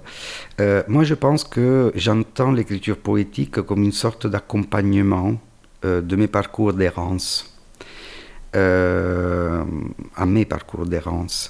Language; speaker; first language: French; non-native, fluent; Italian